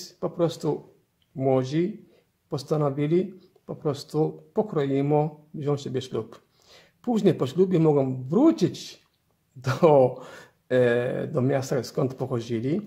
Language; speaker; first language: Polish; non-native, fluent; Somali